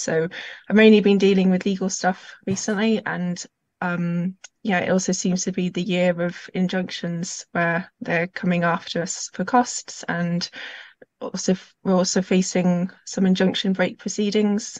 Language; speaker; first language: English; native; English